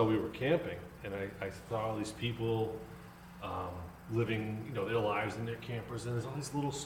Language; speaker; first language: English; native; English